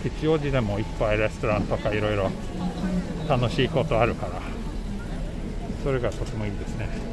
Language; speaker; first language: Japanese; non-native, fluent; Swedish